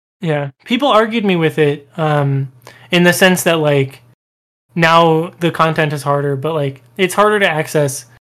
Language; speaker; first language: English; native; English